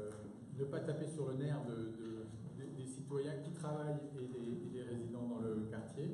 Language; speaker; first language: French; native; French